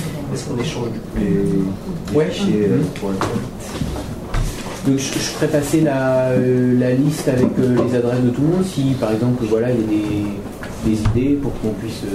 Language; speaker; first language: French; native; French